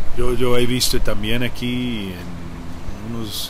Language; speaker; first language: Spanish; non-native, learner; English